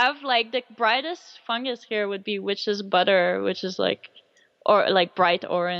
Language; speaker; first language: English; non-native, fluent; French